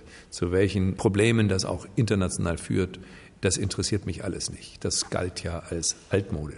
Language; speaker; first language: German; native; German